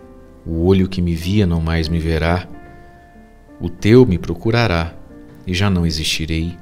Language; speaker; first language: Portuguese; native; Portuguese